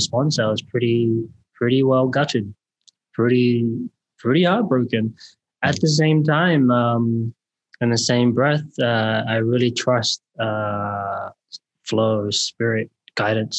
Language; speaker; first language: English; native; English